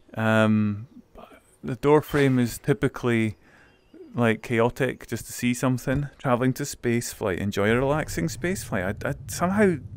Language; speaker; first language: English; native; English